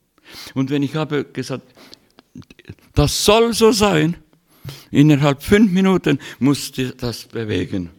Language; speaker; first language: German; non-native, fluent; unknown